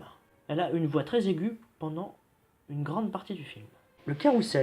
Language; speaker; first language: French; native; French